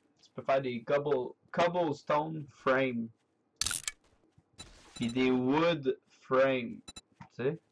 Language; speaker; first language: French; native; French